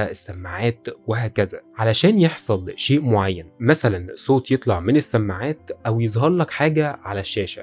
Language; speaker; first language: Arabic; native; Arabic